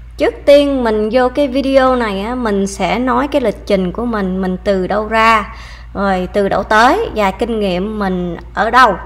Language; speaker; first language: Vietnamese; early bilingual, heritage; Vietnamese